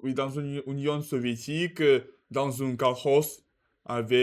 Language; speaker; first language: French; non-native, learner; Russian